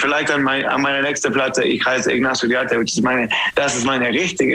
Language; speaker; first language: German; non-native, fluent; English